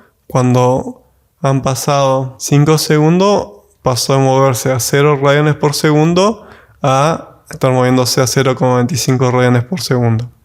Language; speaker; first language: Spanish; native; Spanish